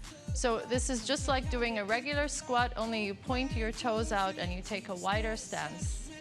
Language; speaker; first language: English; non-native, local second language; Arabic